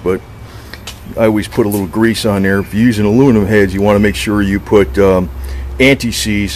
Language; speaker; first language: English; native; English